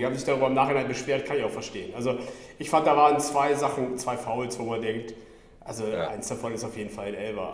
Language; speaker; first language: German; native; German